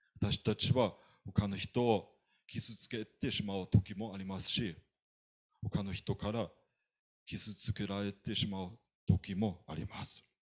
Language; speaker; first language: Japanese; non-native, fluent; German